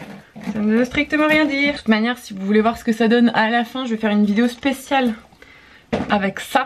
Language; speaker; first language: French; native; French